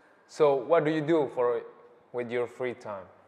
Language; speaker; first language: English; non-native, learner; Indonesian